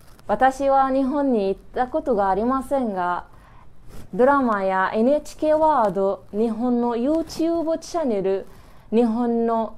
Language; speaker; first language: Japanese; non-native, learner; Arabic